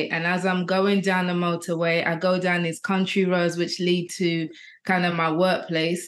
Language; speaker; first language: English; native; English